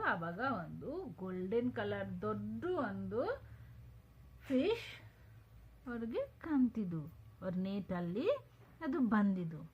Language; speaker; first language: Kannada; non-native, local second language; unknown